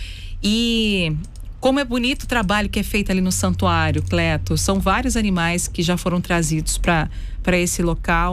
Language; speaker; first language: Portuguese; native; Portuguese